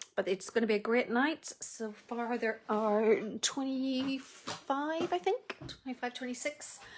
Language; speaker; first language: English; native; English